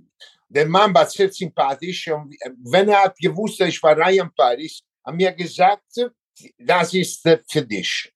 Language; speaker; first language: German; non-native, learner; Italian